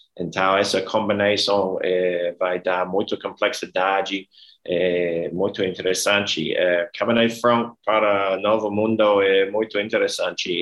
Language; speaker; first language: Portuguese; non-native, learner; English